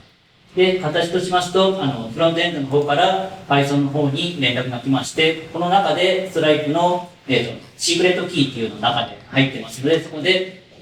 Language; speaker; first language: Japanese; native; Japanese